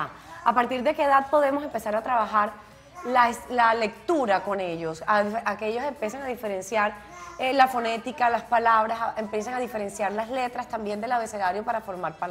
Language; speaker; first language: Spanish; native; Spanish